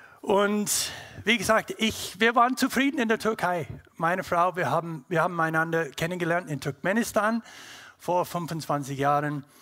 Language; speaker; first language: German; non-native, learner; English